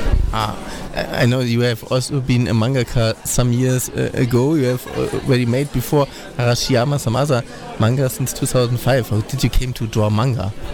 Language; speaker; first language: English; non-native, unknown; German